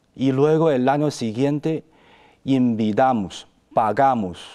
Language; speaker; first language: Spanish; non-native, fluent; Chinese